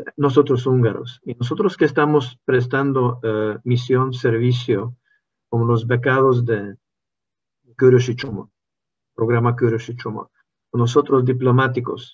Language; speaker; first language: Spanish; non-native, fluent; Hungarian